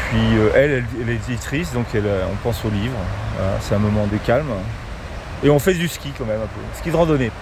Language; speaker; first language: French; native; French